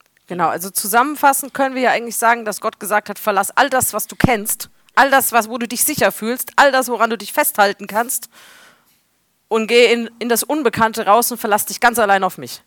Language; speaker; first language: German; native; German